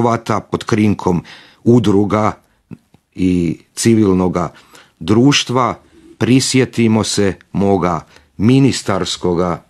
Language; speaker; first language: Croatian; native; Croatian